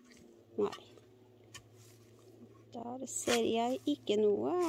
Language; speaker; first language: Norwegian; non-native, learner; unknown